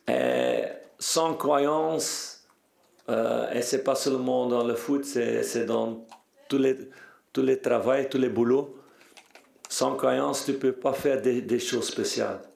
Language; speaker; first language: French; non-native, fluent; Dutch